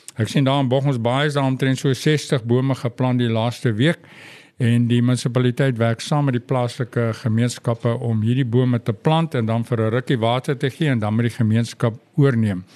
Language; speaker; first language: Afrikaans; non-native, local second language; English